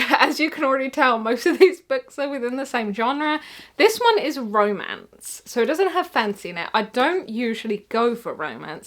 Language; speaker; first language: English; native; English